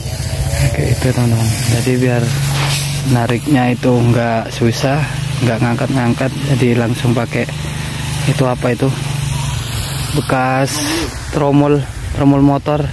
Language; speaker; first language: Indonesian; non-native, local second language; Madurese